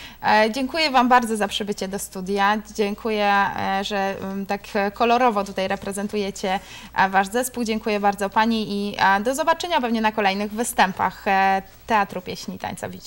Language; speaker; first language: Polish; native; Polish